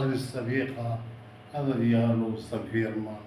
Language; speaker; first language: Spanish; non-native, learner; Arabic